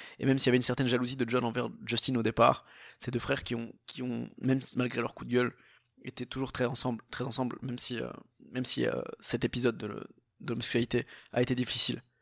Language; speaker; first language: French; native; French